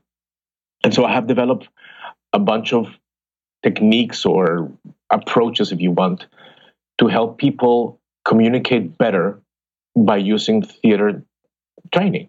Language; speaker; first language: English; non-native, fluent; Spanish